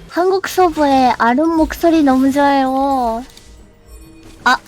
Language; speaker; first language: Korean; non-native, learner; Japanese